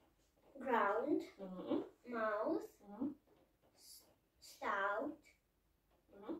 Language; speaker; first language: English; non-native, learner; Russian